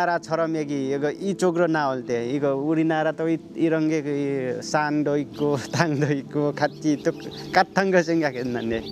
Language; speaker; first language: Korean; non-native, learner; Nepali